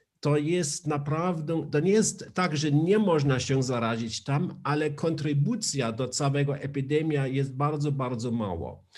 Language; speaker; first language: Polish; non-native, learner; German